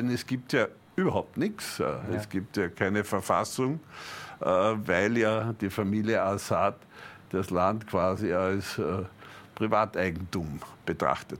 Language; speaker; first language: German; native; German